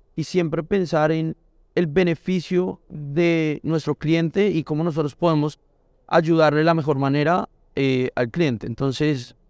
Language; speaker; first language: Spanish; native; Spanish